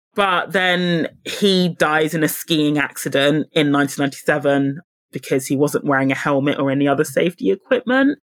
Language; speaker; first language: English; native; English